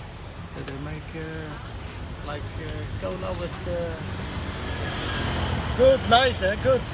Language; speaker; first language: English; non-native, learner; Dutch